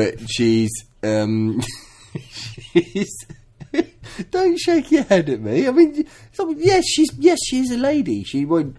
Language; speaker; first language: English; native; English